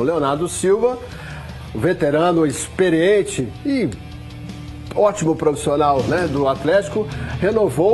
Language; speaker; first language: Portuguese; native; Portuguese